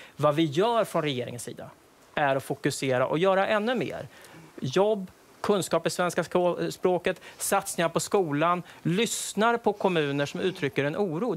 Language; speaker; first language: Swedish; native; Swedish